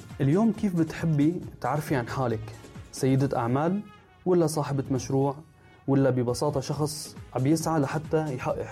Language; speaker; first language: Arabic; native; Arabic